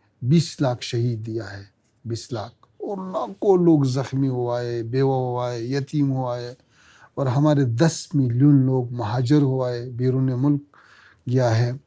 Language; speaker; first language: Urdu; non-native, fluent; Pashto